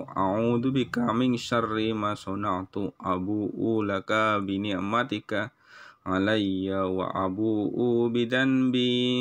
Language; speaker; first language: Arabic; non-native, learner; Indonesian